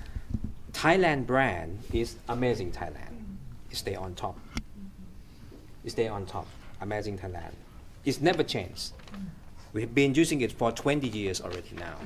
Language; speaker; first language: English; non-native, fluent; Thai